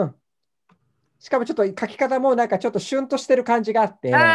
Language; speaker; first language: Japanese; native; Japanese